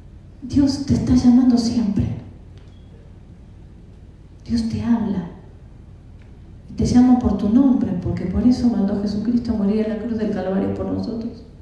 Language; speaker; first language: Spanish; native; Spanish